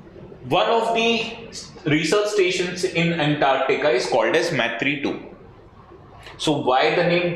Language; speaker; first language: English; non-native, local second language; Hindi